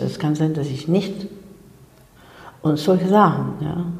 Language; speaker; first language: German; non-native, fluent; Spanish